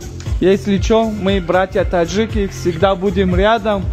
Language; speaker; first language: Russian; non-native, fluent; Tajik